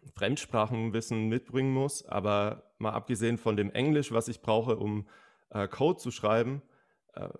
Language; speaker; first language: German; native; German